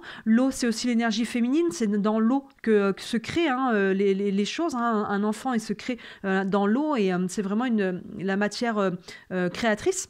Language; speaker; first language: French; native; French